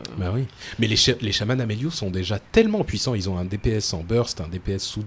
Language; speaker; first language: French; native; French